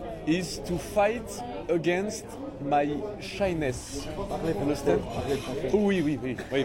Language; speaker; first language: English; non-native, learner; French